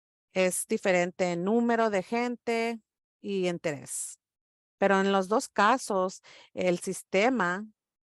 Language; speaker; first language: Spanish; early bilingual, heritage; English